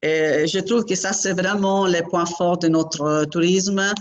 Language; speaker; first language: French; non-native, fluent; Italian